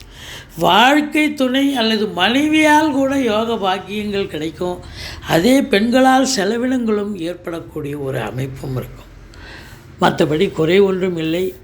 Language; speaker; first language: Tamil; native; Tamil